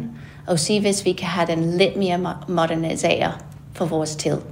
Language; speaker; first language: Danish; non-native, fluent; English